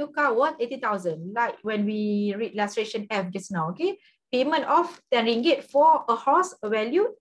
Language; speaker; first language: English; non-native, local second language; Malay